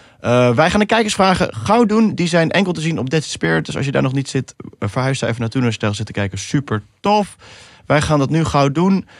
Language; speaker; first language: Dutch; early bilingual, other home language; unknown